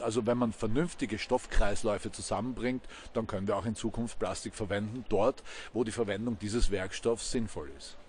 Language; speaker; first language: German; native; German